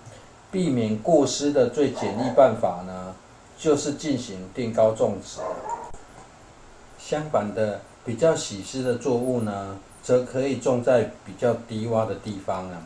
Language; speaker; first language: Chinese; native; Chinese